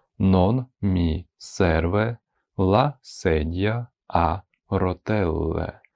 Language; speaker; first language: Italian; non-native, fluent; Ukrainian